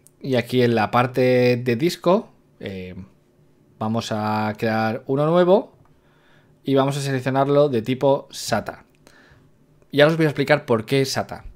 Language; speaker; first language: Spanish; native; Spanish